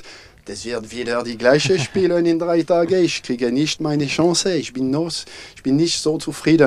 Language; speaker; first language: German; non-native, fluent; French